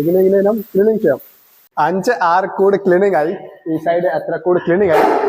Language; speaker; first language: Malayalam; non-native, local second language; Hindi